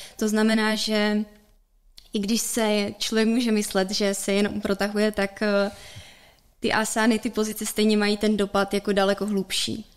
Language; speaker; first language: Czech; native; Czech